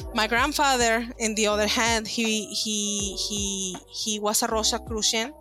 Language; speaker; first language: English; non-native, fluent; Spanish